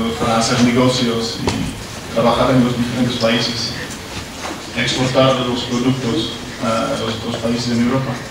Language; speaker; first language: Spanish; non-native, learner; Dutch